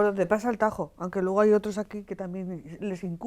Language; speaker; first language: Spanish; native; Spanish